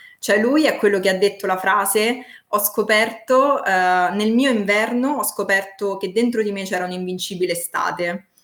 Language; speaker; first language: Italian; native; Italian